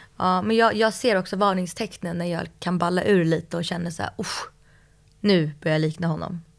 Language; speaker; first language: Swedish; early bilingual, other home language; Russian